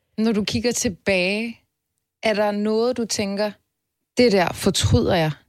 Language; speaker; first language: Danish; early bilingual, other home language; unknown